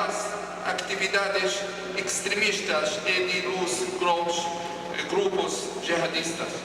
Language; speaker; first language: Spanish; non-native, fluent; Hebrew